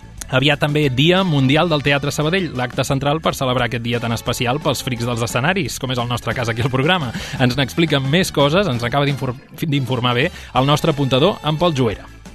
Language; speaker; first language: Catalan; native; Catalan